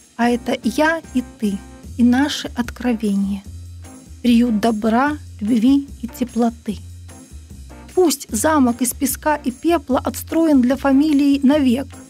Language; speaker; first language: Russian; native; Russian